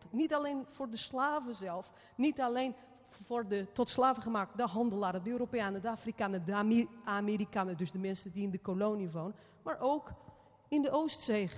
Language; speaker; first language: Dutch; non-native, fluent; Portuguese